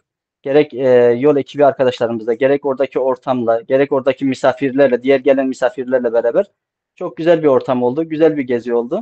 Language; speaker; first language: Turkish; native; Turkish